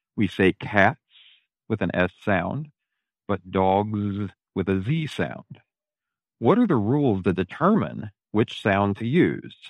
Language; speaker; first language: English; native; English